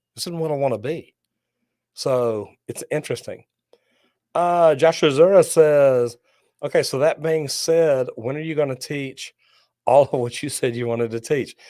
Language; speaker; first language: English; native; English